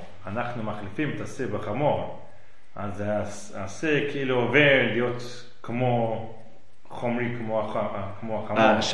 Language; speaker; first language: Hebrew; non-native, learner; English